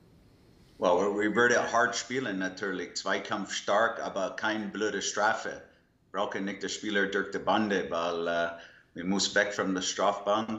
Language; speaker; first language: German; non-native, learner; English